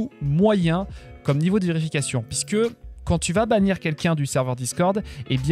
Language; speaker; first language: French; native; French